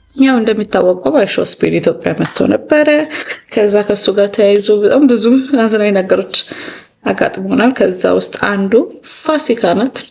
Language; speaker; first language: Amharic; native; Amharic